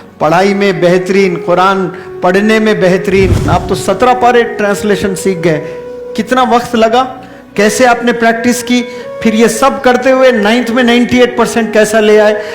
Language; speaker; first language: Urdu; native; Urdu